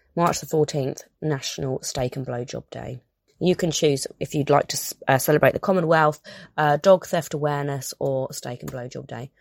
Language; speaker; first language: English; native; English